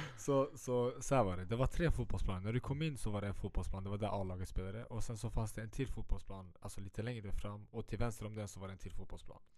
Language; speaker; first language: Swedish; early bilingual, other home language; Central Kurdish